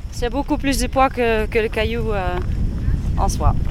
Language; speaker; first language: French; non-native, fluent; Dutch